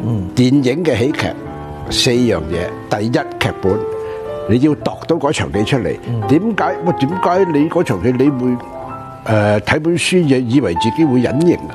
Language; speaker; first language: Cantonese; native; Cantonese